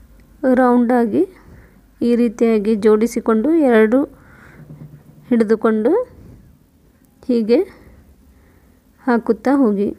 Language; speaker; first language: Kannada; native; Kannada